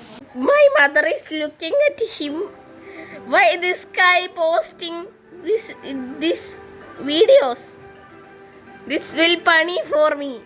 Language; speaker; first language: English; non-native, learner; Malayalam